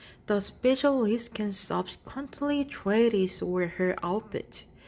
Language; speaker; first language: English; non-native, fluent; Korean